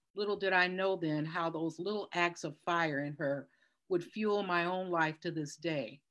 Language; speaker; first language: English; native; English